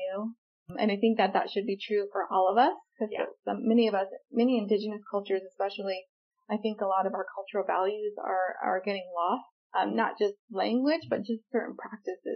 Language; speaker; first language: English; native; English